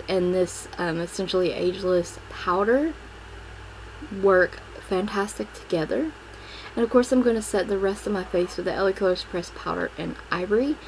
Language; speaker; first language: English; native; English